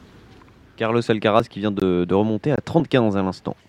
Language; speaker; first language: French; native; French